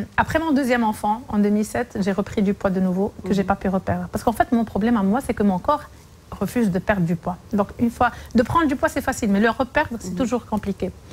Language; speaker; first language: French; non-native, local second language; Arabic